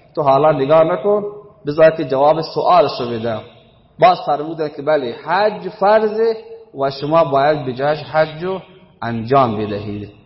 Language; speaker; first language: Persian; non-native, local second language; Baluchi